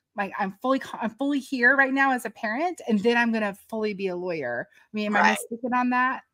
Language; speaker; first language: English; native; English